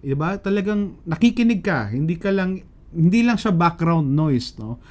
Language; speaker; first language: Filipino; native; Filipino